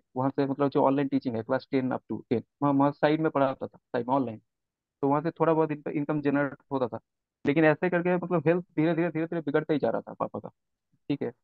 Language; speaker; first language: Hindi; non-native, local second language; Bangla